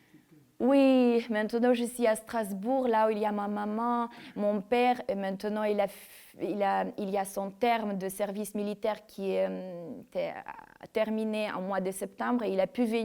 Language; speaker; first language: French; non-native, fluent; Ukrainian